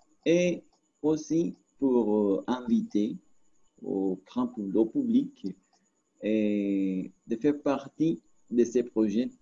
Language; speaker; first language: French; non-native, learner; Spanish